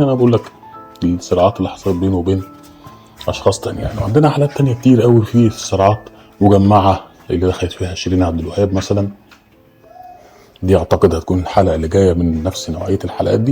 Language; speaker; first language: Arabic; native; Arabic